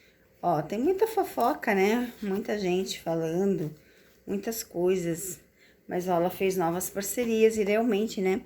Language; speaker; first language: Portuguese; native; Portuguese